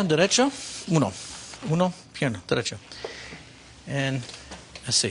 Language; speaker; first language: Spanish; non-native, learner; English